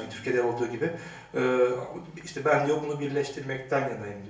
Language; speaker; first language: Turkish; native; Turkish